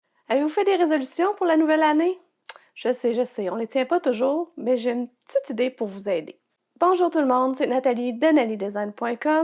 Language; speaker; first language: French; native; French